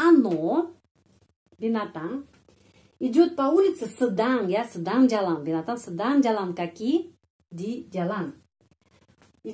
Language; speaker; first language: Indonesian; non-native, fluent; Russian